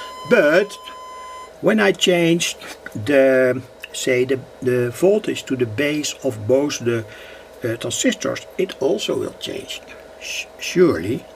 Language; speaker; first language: English; non-native, fluent; Dutch